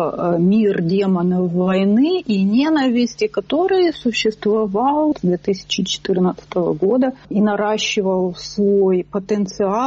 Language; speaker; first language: Russian; native; Russian